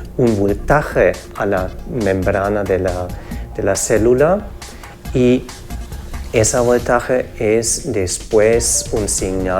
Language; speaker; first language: Spanish; non-native, fluent; German